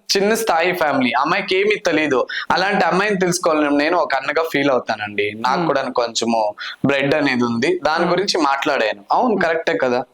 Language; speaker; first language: Telugu; non-native, local second language; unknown